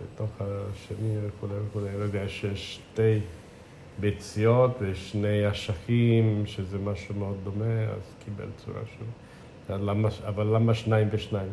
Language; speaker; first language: Hebrew; non-native, fluent; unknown